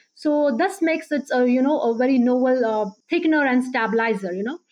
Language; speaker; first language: English; non-native, local second language; Marathi